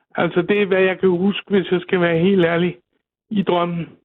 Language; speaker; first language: Danish; native; Danish